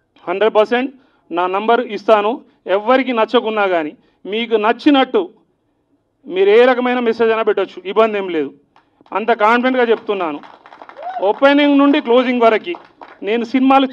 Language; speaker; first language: Telugu; native; Telugu